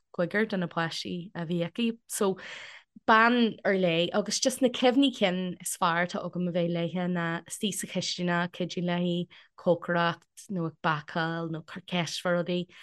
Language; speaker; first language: Irish; non-native, local second language; English